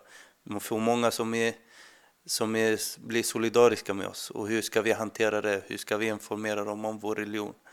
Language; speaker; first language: Swedish; non-native, fluent; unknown